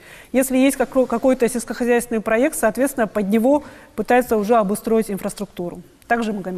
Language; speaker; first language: Russian; native; Russian